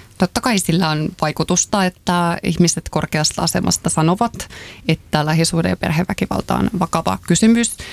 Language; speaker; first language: Finnish; native; Finnish